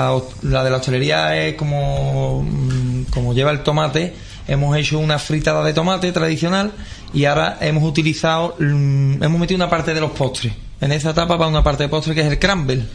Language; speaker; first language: Spanish; native; Spanish